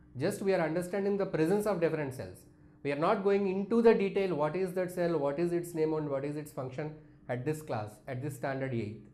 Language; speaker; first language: English; non-native, local second language; Telugu